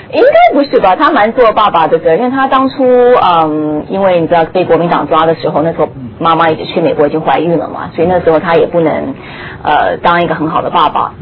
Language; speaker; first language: Chinese; early bilingual, heritage; Chinese